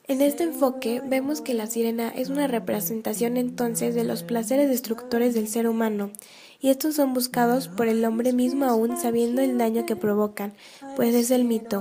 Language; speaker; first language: Spanish; native; Spanish